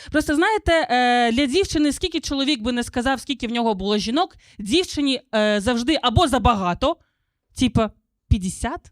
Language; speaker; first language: Ukrainian; non-native, local second language; Russian